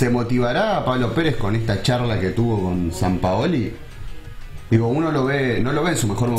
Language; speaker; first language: Spanish; native; Spanish